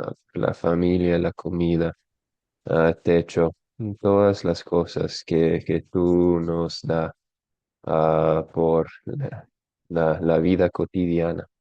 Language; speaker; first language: Spanish; non-native, fluent; English